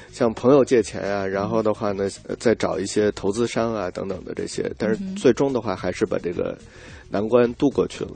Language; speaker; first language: Chinese; native; Chinese